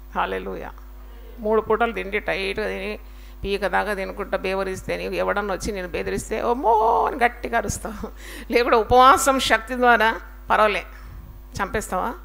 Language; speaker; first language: Telugu; native; Telugu